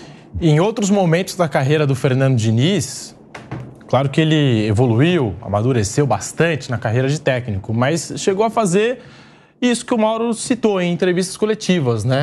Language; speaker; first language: Portuguese; native; Portuguese